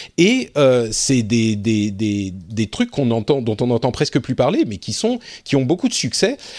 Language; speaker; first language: French; native; French